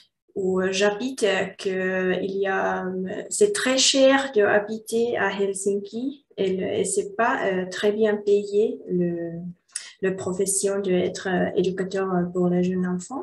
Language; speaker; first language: French; non-native, learner; Finnish